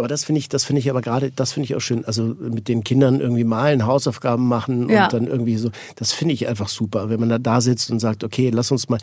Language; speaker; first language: German; native; German